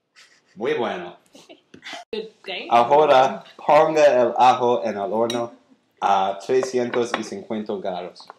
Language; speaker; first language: Spanish; non-native, learner; English